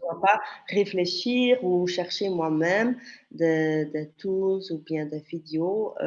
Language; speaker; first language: French; non-native, local second language; Dutch